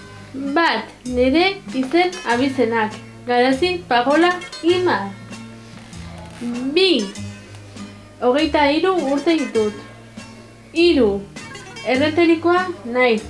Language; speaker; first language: Basque; non-native, local second language; Spanish